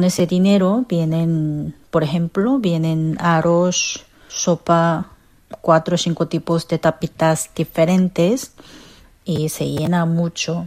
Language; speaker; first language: Spanish; non-native, fluent; Korean